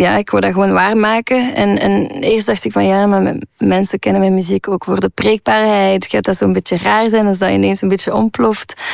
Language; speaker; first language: Dutch; non-native, local second language; French